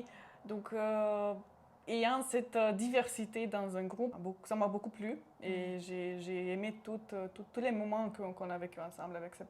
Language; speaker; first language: French; non-native, local second language; Romanian